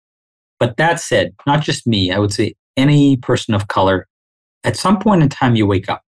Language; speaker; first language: English; non-native, local second language; Swahili